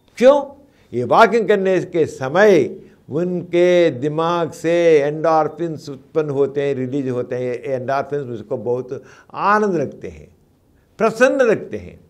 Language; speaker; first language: Hindi; non-native, local second language; Telugu